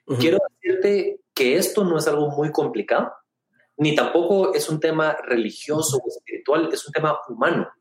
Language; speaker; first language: Spanish; native; Spanish